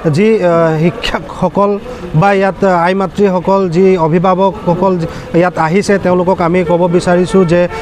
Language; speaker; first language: Assamese; non-native, local second language; Nepali